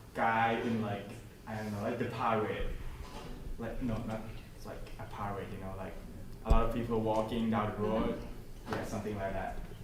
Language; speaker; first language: English; non-native, learner; Thai